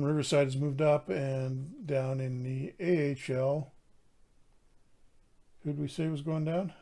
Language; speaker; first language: English; native; English